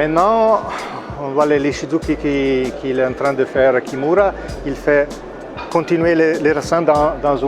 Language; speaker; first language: French; non-native, local second language; Italian